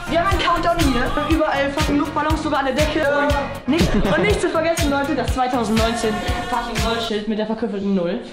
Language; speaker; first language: German; native; German